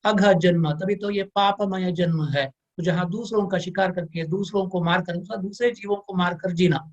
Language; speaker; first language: Hindi; non-native, local second language; Kannada